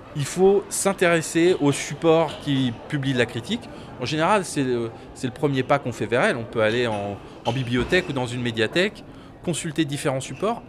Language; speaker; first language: French; native; French